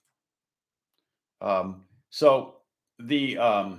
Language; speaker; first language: English; native; English